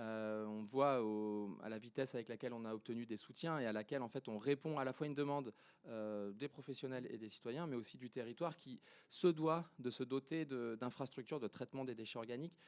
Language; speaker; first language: French; native; French